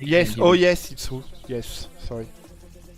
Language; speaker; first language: English; non-native, learner; French